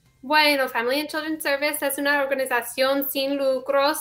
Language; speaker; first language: Spanish; non-native, fluent; English